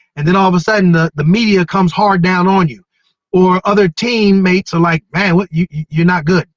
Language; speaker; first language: English; native; English